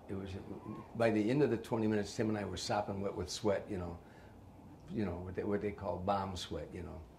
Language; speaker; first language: English; native; English